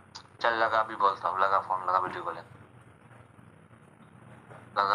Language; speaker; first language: Hindi; non-native, local second language; Bangla